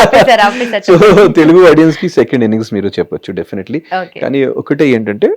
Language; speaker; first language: Telugu; non-native, fluent; Hindi